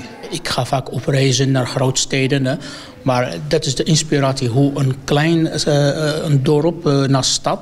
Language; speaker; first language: Dutch; non-native, fluent; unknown